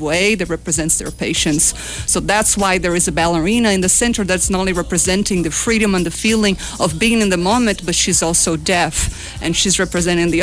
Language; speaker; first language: English; non-native, fluent; Portuguese